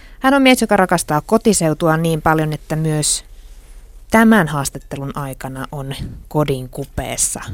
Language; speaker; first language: Finnish; native; Finnish